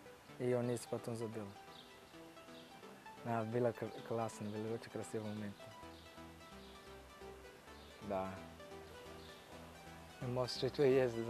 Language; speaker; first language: Russian; non-native, learner; Portuguese